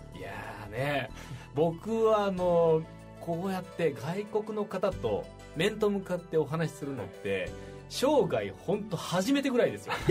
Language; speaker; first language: Japanese; native; Japanese